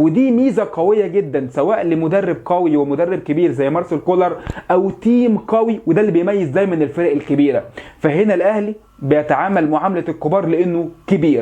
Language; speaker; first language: Arabic; native; Arabic